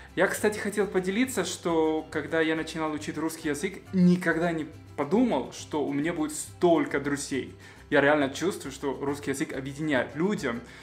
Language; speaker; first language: Russian; non-native, fluent; Spanish